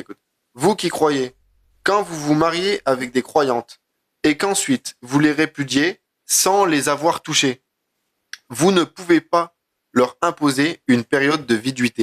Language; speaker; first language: French; native; French